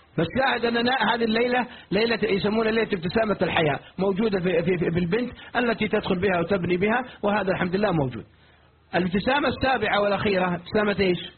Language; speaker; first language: Arabic; native; Arabic